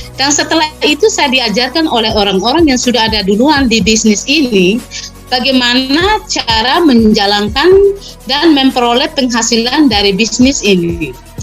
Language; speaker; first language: Indonesian; non-native, local second language; Tetum